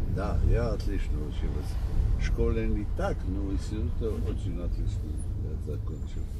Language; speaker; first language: Russian; non-native, local second language; Armenian